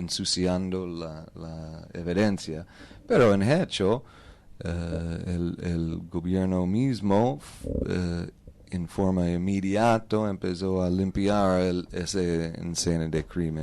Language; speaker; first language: Spanish; non-native, learner; English